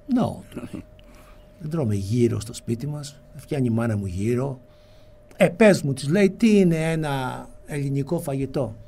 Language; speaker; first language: Greek; early bilingual, heritage; Greek